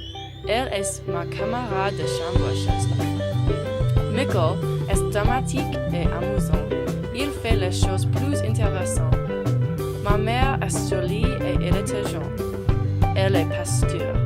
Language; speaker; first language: French; non-native, learner; English